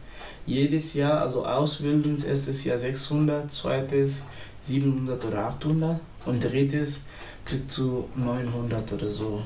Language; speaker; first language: German; non-native, learner; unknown